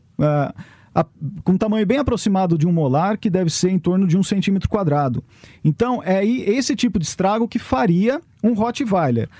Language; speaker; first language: Portuguese; native; Portuguese